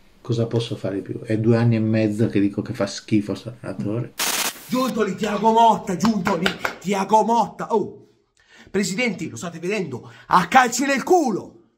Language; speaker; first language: Italian; native; Italian